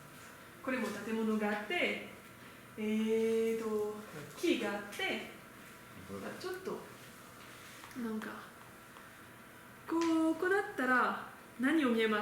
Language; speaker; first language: Japanese; non-native, learner; French